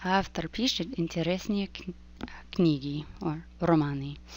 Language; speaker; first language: Russian; non-native, fluent; English